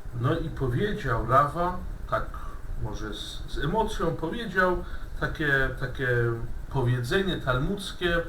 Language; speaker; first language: Polish; non-native, fluent; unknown